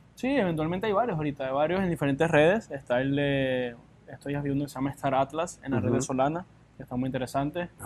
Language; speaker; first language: Spanish; native; Spanish